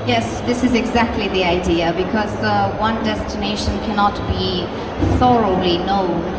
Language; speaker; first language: English; non-native, fluent; Romanian